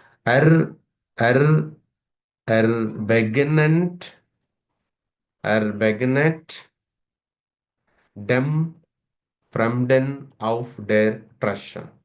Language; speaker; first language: German; non-native, learner; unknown